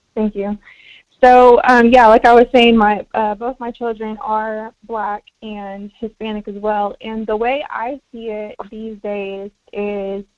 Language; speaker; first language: English; early bilingual, other home language; Spanish